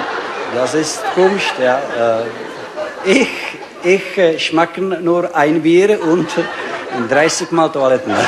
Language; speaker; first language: German; non-native, learner; Czech